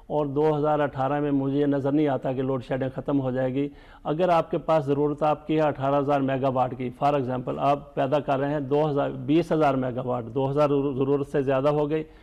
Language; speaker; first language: Urdu; native; Urdu